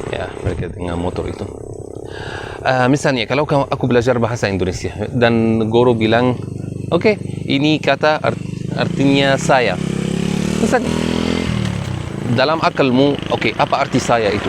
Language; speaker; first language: Indonesian; non-native, fluent; Arabic